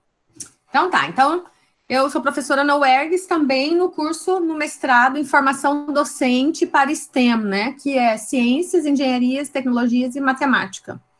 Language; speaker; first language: Portuguese; native; Portuguese